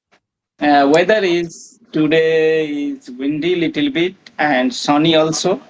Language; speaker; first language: English; non-native, learner; Maithili